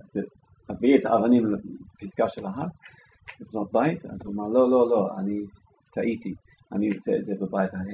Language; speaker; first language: Hebrew; non-native, fluent; English